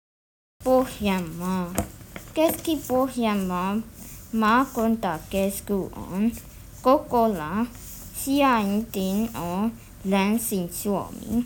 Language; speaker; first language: Finnish; non-native, learner; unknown